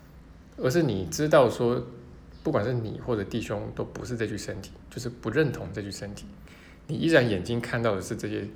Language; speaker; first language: Chinese; native; Chinese